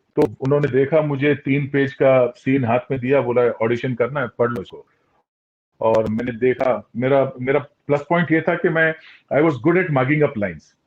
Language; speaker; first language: Hindi; non-native, local second language; Tulu